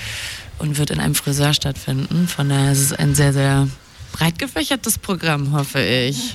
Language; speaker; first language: German; native; German